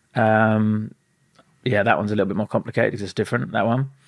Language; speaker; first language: English; native; English